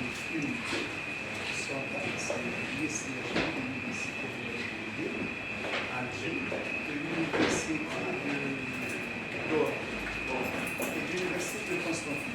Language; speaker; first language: French; non-native, local second language; Arabic